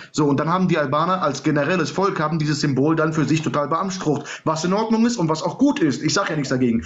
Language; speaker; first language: German; early bilingual, other home language; Serbian